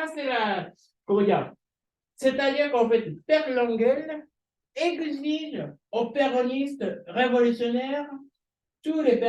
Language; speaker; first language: French; non-native, fluent; Japanese